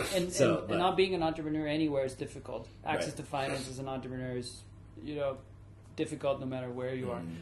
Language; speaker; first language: English; early bilingual, other home language; German